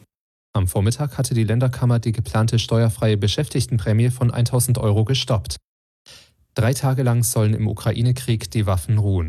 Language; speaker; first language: German; native; German